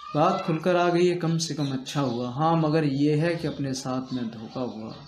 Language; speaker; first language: Hindi; native; Hindi